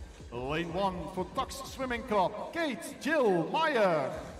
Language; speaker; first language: English; non-native, fluent; Dutch